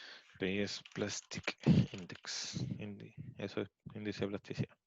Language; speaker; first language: Spanish; native; Spanish